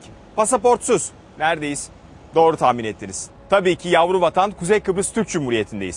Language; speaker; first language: Turkish; native; Turkish